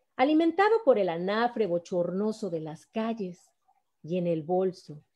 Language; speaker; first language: Spanish; native; Spanish